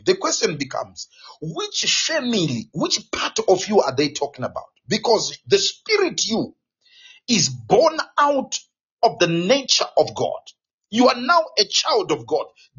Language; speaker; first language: English; non-native, local second language; Shona